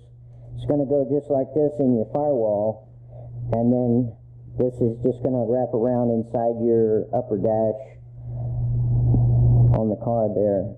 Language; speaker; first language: English; native; English